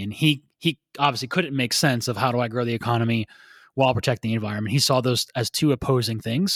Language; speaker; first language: English; native; English